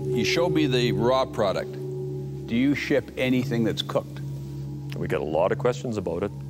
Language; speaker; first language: English; native; English